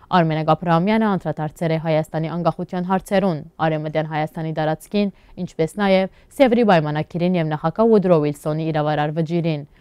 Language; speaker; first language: Armenian; early bilingual, heritage; Armenian